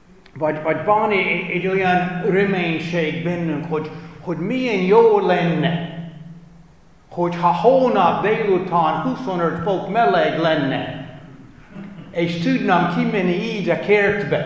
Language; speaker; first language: Hungarian; non-native, fluent; English